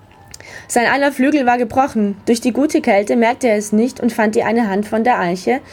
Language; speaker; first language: German; native; German